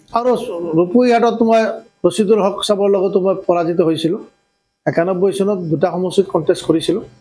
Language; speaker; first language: Assamese; non-native, local second language; Bangla